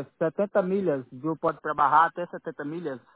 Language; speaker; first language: Spanish; non-native, learner; Portuguese